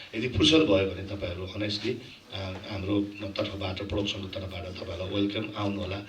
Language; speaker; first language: Nepali; non-native, local second language; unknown